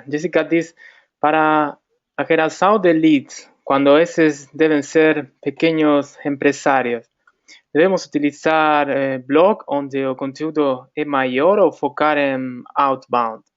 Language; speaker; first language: Portuguese; non-native, fluent; Spanish